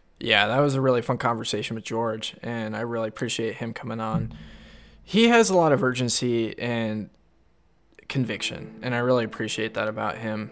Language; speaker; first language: English; native; English